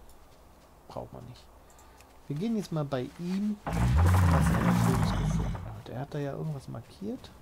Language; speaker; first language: German; native; German